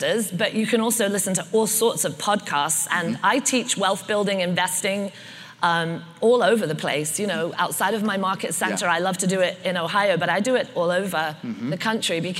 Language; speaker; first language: English; native; English